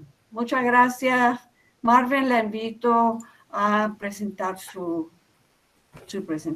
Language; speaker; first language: Spanish; non-native, fluent; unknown